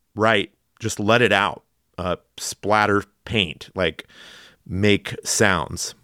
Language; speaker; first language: English; native; English